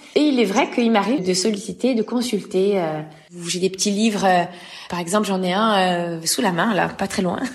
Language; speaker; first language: French; native; French